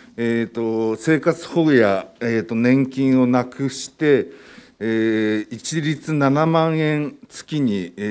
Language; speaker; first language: Japanese; native; Japanese